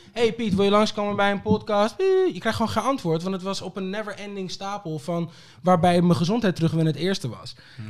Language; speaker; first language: Dutch; early bilingual, other home language; Papiamento